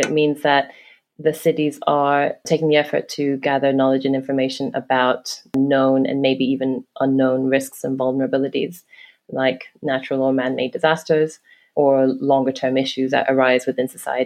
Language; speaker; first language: English; non-native, local second language; Cantonese